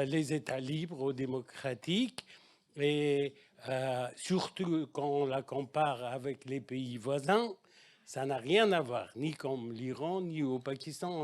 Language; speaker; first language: French; non-native, fluent; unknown